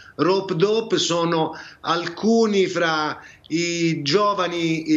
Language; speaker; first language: Italian; native; Italian